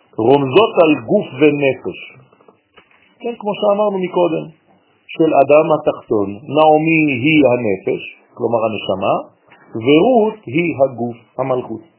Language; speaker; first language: Hebrew; non-native, fluent; French